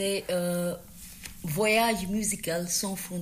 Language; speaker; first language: French; non-native, learner; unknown